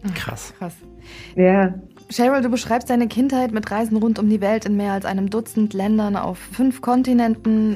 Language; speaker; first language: German; native; German